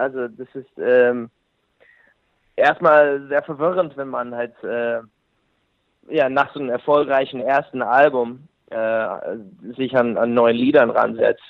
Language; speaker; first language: German; non-native, fluent; English